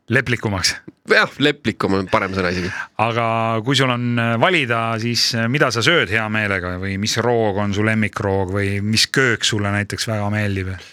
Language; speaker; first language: Estonian; native; Estonian